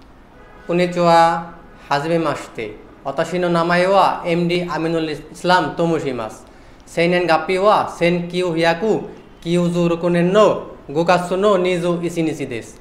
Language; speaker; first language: Japanese; non-native, learner; Bangla